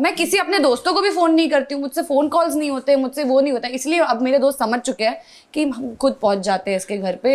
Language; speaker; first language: Hindi; non-native, local second language; English